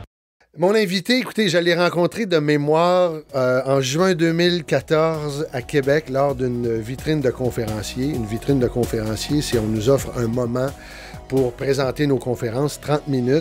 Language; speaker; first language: French; native; French